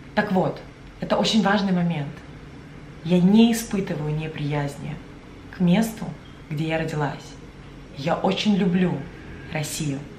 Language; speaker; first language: Russian; native; Russian